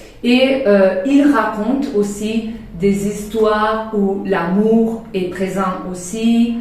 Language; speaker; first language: French; non-native, fluent; Spanish